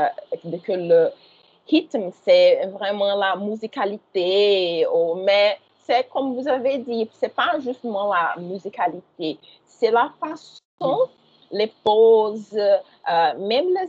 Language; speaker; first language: French; non-native, fluent; Portuguese